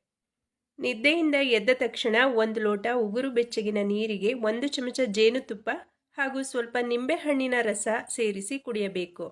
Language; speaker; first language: Kannada; native; Kannada